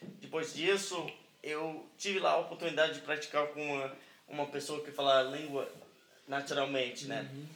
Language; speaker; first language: Portuguese; non-native, learner; English